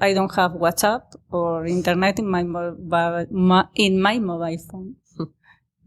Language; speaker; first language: English; non-native, learner; Spanish